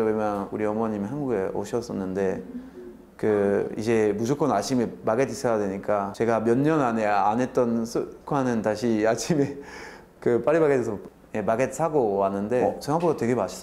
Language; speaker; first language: Korean; non-native, fluent; French